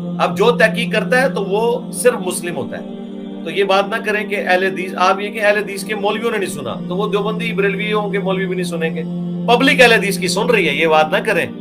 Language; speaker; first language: Urdu; non-native, local second language; Punjabi